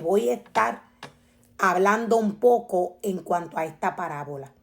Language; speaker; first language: Spanish; native; Spanish